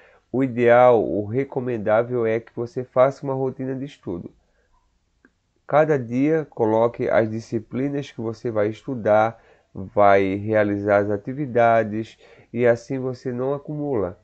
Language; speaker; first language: Portuguese; native; Portuguese